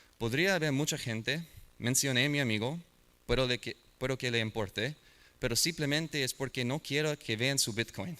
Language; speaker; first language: Spanish; non-native, learner; English